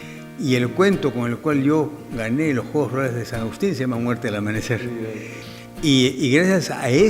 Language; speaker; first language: Spanish; native; Spanish